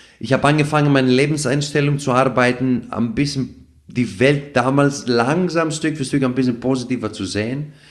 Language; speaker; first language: German; non-native, fluent; Greek